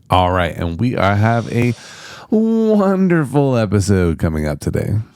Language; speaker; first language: English; native; English